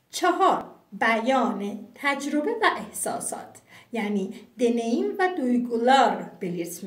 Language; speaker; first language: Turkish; non-native, fluent; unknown